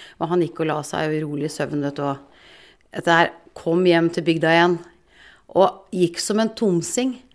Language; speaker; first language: Norwegian; native; Norwegian